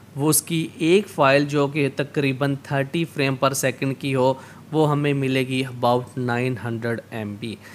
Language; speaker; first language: Urdu; native; Urdu